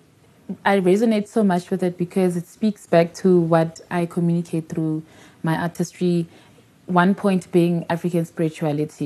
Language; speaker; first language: English; non-native, local second language; Tswana